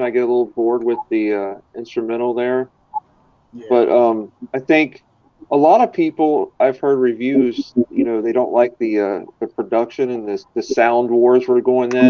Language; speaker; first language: English; native; English